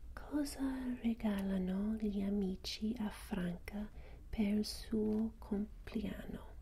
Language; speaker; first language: Italian; non-native, learner; English